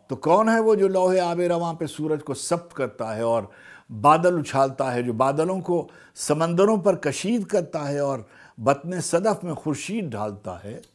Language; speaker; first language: Urdu; native; Urdu